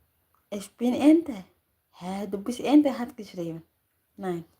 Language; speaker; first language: German; non-native, learner; Tigrinya